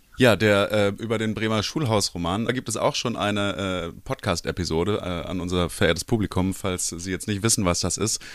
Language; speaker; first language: German; native; German